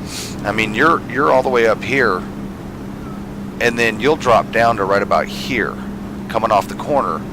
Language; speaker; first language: English; native; English